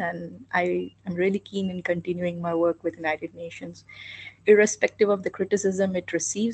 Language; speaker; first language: English; non-native, local second language; Hindi